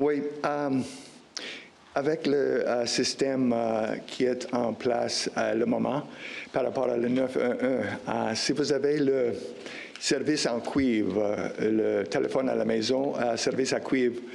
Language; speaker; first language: French; non-native, local second language; English